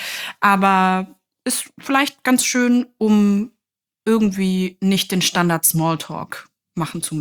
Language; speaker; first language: German; native; German